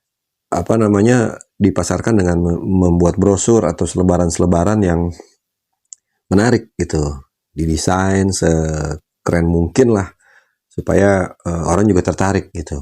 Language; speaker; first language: Indonesian; native; Indonesian